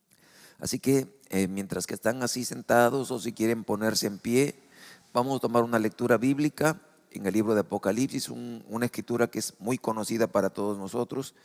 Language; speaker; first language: Spanish; native; Spanish